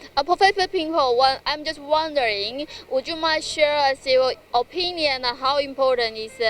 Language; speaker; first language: English; non-native, learner; Chinese